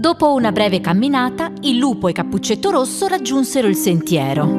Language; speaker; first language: Italian; native; Italian